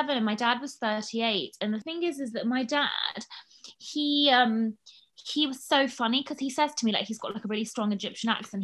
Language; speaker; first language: English; native; English